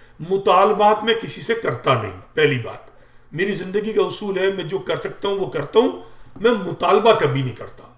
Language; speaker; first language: Urdu; native; Urdu